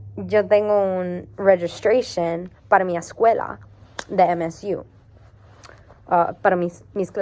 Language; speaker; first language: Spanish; early bilingual, heritage; English